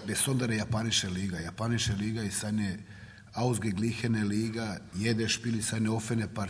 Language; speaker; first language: German; non-native, learner; Serbian